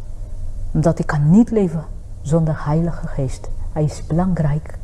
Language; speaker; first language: Dutch; non-native, fluent; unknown